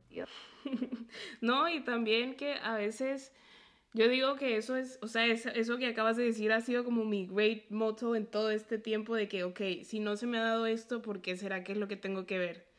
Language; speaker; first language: Spanish; native; Spanish